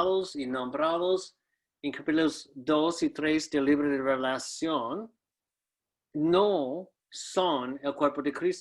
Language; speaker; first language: Spanish; non-native, fluent; English